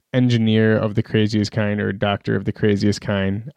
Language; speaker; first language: English; early bilingual, other home language; Persian